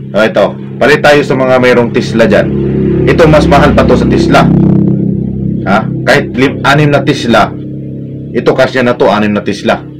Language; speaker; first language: Filipino; non-native, local second language; Cebuano